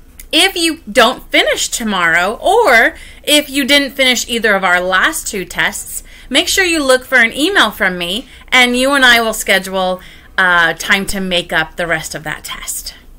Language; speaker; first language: English; native; English